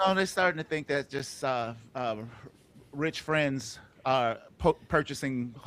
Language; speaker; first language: English; native; English